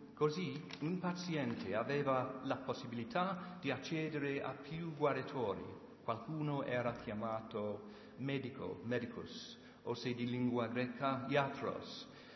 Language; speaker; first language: Italian; non-native, learner; English